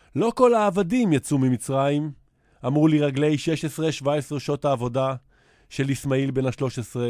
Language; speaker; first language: Hebrew; native; Hebrew